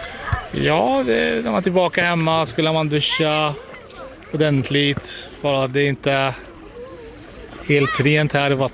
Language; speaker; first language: Swedish; non-native, learner; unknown